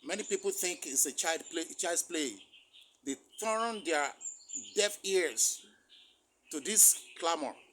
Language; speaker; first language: English; non-native, local second language; Yoruba